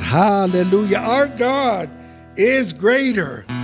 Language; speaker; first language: English; early bilingual, other home language; Spanish